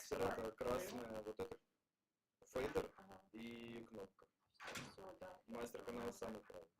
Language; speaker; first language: Russian; native; Russian